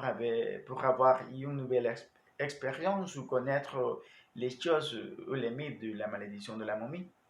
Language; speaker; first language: French; non-native, learner; Spanish